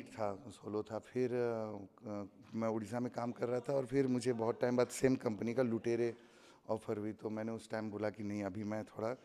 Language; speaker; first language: Hindi; native; Hindi